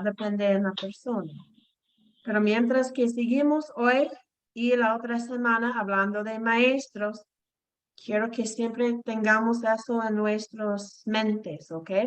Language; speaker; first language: Spanish; non-native, fluent; English